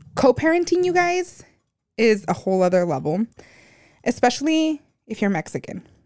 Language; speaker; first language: English; native; English